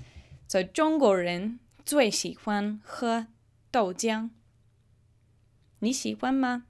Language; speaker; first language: Chinese; non-native, fluent; English